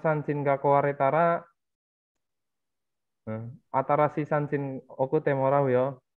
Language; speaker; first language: Japanese; non-native, fluent; Indonesian